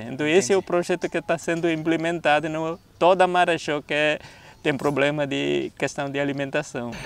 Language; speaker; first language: Portuguese; non-native, fluent; Malayalam